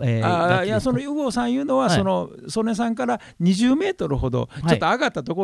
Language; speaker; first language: Japanese; native; Japanese